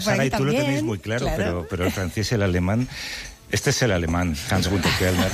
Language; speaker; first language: Spanish; native; Spanish